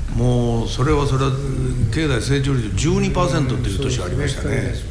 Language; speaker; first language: Japanese; native; Japanese